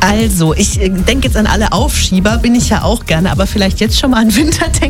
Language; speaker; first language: German; native; German